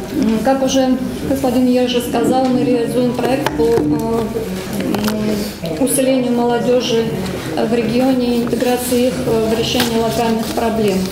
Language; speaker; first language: Russian; native; Russian